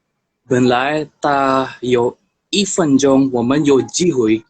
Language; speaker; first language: Chinese; non-native, learner; Indonesian